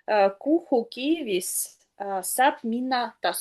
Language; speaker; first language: Estonian; non-native, learner; Russian